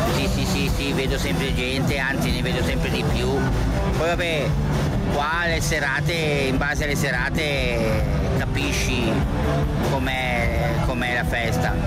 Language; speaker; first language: Italian; native; Italian